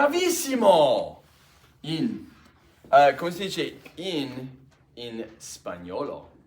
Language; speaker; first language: Italian; non-native, fluent; English